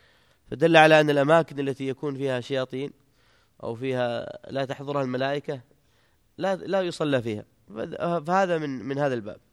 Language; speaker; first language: Arabic; native; Arabic